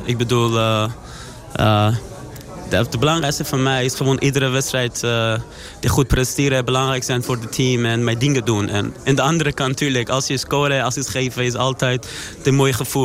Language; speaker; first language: Dutch; non-native, learner; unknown